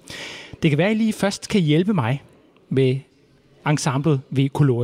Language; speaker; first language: Danish; native; Danish